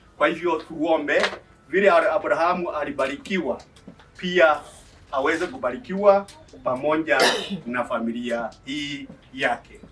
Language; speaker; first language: Swahili; non-native, local second language; Embu